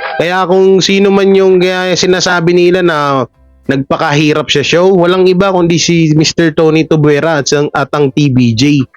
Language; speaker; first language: Filipino; native; Filipino